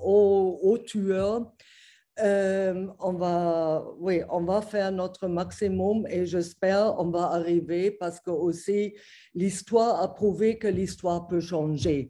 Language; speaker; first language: French; non-native, fluent; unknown